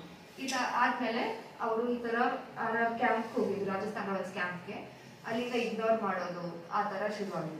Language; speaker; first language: Kannada; non-native, local second language; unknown